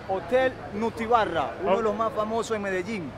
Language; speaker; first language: Spanish; native; Spanish